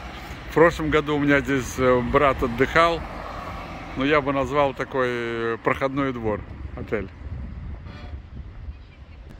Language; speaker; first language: Russian; native; Russian